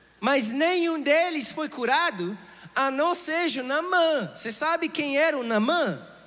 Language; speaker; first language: Portuguese; non-native, fluent; English